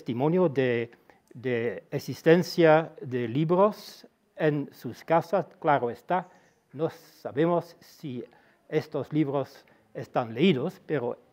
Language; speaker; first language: Spanish; non-native, fluent; Dutch